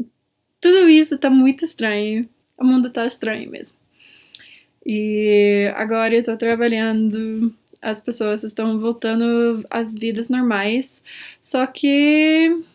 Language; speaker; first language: Portuguese; early bilingual, heritage; Portuguese